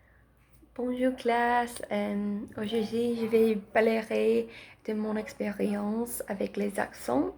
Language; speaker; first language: French; non-native, learner; Spanish